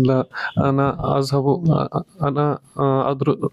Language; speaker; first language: Arabic; non-native, learner; Kashmiri